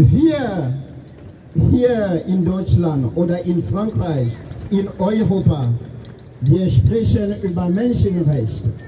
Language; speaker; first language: German; non-native, fluent; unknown